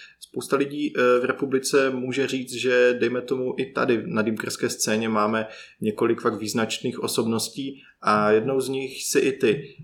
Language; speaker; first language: Czech; native; Czech